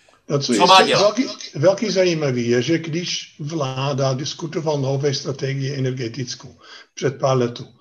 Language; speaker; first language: Czech; non-native, fluent; Dutch